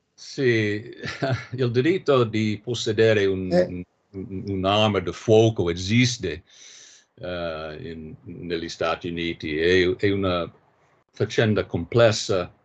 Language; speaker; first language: Italian; non-native, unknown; English